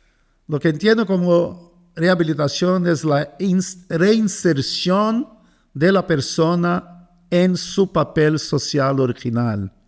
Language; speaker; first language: Spanish; non-native, fluent; Portuguese